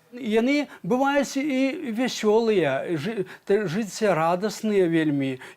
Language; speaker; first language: Belarusian; native; Belarusian